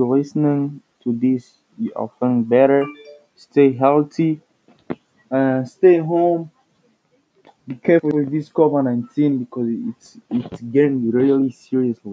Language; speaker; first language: English; non-native, local second language; Swahili